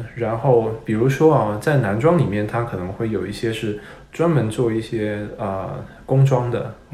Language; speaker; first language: Chinese; non-native, local second language; Cantonese